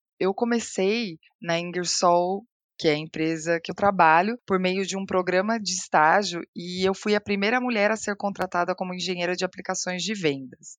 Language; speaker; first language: Portuguese; native; Portuguese